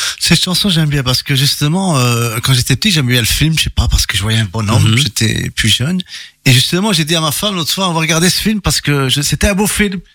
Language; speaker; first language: French; early bilingual, other home language; Italian